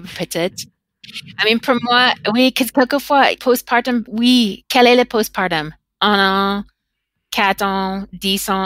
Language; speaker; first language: French; non-native, learner; English